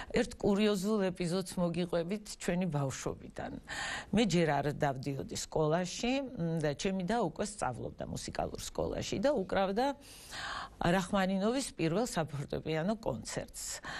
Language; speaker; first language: Georgian; non-native, local second language; Russian